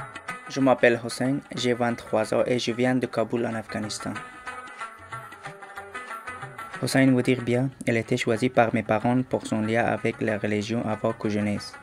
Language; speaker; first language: French; non-native, learner; Persian